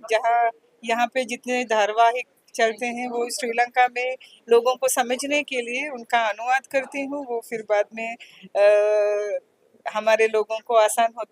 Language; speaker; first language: Hindi; non-native, fluent; Sinhala